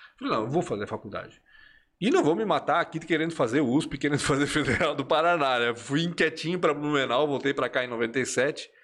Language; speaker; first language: Portuguese; early bilingual, other home language; Spanish